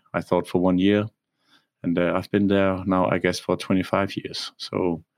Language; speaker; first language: English; non-native, fluent; Danish